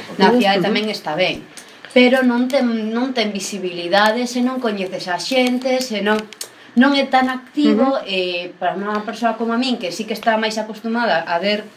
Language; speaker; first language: Galician; non-native, local second language; Spanish